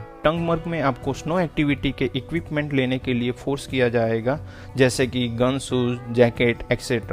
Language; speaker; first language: Hindi; native; Hindi